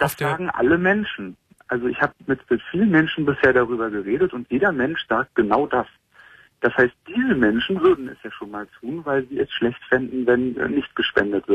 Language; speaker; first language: German; native; German